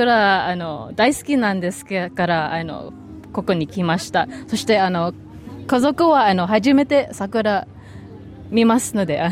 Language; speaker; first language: Japanese; non-native, learner; English